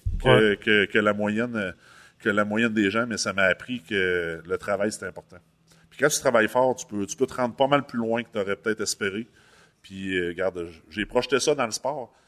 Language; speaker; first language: French; native; French